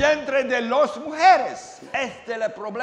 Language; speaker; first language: Spanish; non-native, learner; Romanian